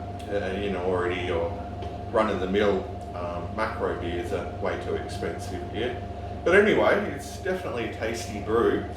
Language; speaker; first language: English; native; English